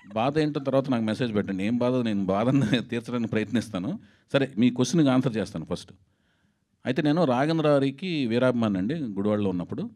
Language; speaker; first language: Telugu; native; Telugu